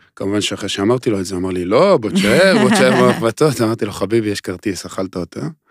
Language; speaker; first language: Hebrew; native; Hebrew